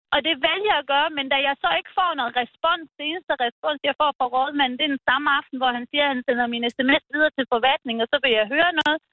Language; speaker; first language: Danish; early bilingual, other home language; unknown